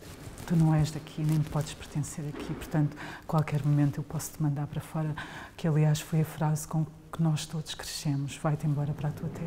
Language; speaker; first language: Portuguese; native; Portuguese